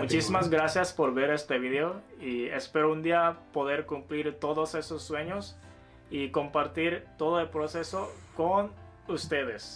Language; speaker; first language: Spanish; non-native, fluent; Japanese